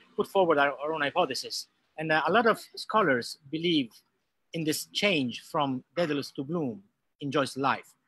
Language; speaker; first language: English; non-native, fluent; Italian